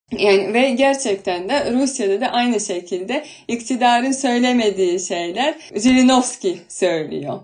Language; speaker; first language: Turkish; non-native, fluent; Russian